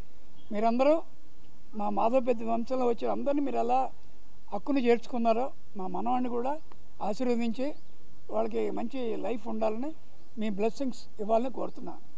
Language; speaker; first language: Telugu; native; Telugu